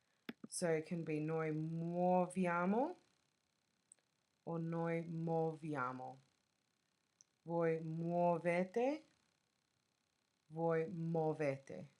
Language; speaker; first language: Italian; non-native, fluent; English